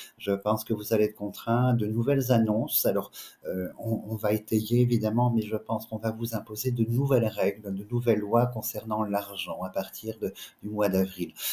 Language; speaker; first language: French; native; French